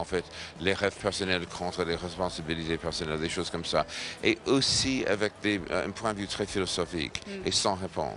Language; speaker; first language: French; non-native, fluent; English